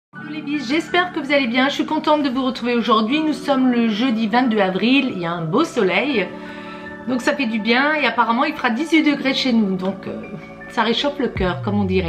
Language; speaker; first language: French; native; French